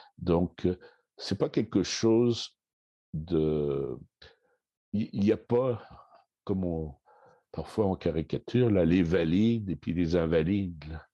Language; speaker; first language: French; native; French